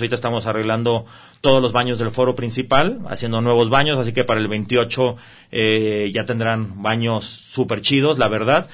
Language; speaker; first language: Spanish; native; Spanish